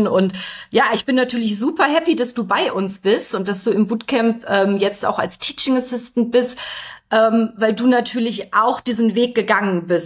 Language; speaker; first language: German; native; German